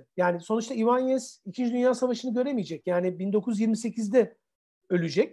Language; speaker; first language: Turkish; native; Turkish